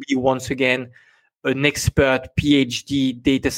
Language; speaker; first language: English; non-native, fluent; French